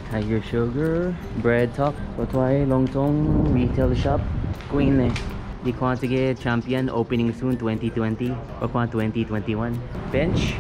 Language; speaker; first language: English; native; English